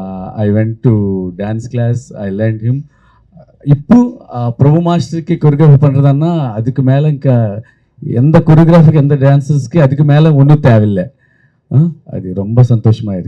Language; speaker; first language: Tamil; non-native, learner; Telugu